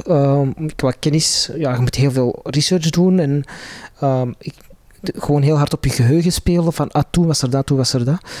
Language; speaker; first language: Dutch; non-native, local second language; Arabic